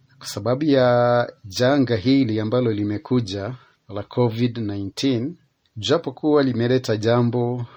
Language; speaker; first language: Swahili; non-native, local second language; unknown